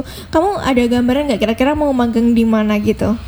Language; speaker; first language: Indonesian; native; Indonesian